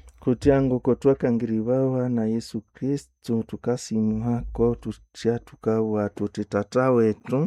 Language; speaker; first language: Swahili; non-native, local second language; Nande